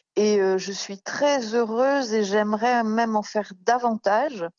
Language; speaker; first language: French; native; French